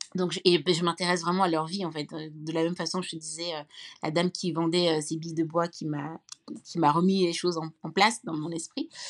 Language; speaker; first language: French; native; French